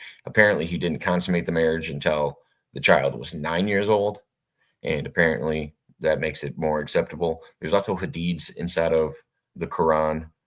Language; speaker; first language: English; native; English